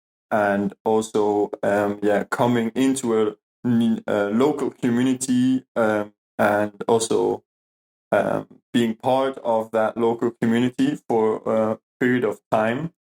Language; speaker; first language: English; non-native, fluent; German